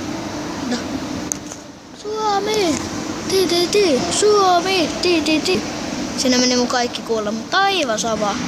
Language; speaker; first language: Finnish; native; Finnish